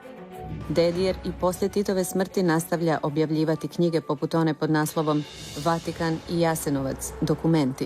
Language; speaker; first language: Croatian; native; Croatian